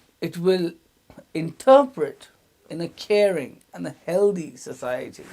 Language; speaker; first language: English; non-native, local second language; Urdu